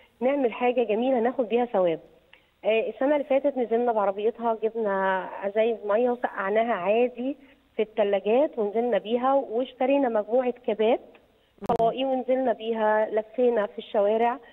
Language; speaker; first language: Egyptian Arabic; native; Egyptian Arabic